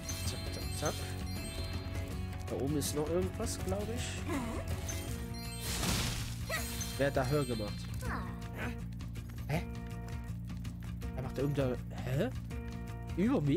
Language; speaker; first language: German; native; German